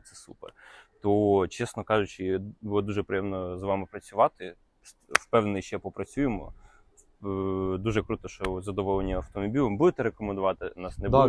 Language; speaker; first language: Ukrainian; native; Ukrainian